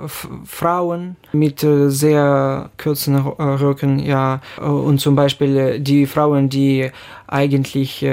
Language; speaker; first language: German; non-native, fluent; Ukrainian